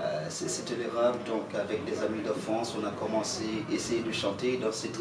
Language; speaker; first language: French; non-native, local second language; Haitian Creole